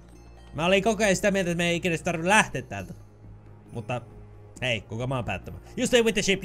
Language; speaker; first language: Finnish; native; Finnish